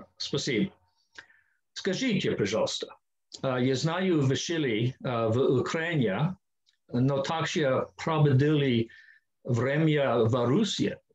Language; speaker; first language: Russian; non-native, learner; English